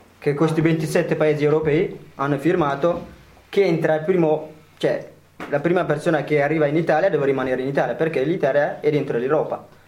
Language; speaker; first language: Italian; non-native, fluent; Tigrinya